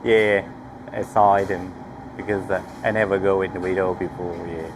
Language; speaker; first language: English; non-native, learner; Vietnamese